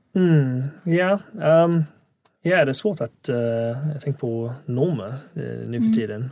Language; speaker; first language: Swedish; non-native, fluent; English